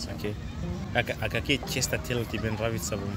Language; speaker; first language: Russian; non-native, learner; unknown